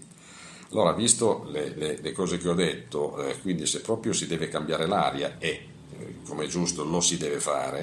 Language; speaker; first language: Italian; native; Italian